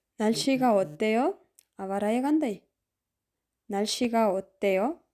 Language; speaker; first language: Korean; non-native, fluent; Kyrgyz